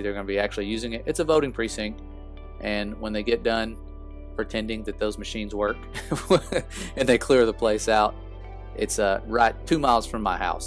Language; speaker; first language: English; native; English